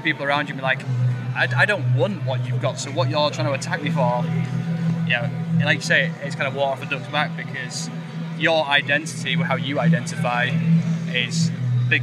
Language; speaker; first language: English; native; English